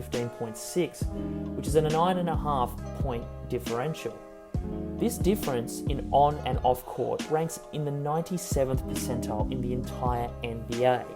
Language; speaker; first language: English; native; English